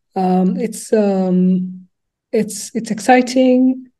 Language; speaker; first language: English; non-native, local second language; Luba-Lulua